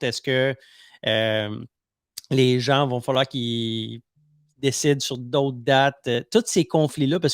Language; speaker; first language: French; native; French